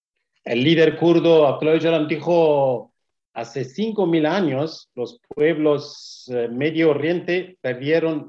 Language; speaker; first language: Spanish; non-native, learner; Kurdish